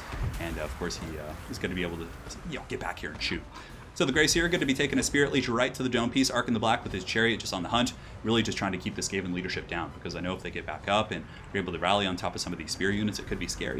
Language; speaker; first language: English; native; English